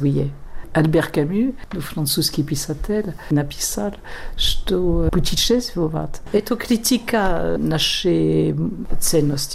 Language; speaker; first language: Russian; non-native, fluent; French